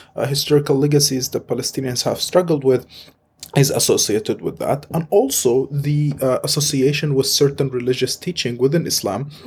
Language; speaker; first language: English; non-native, fluent; Arabic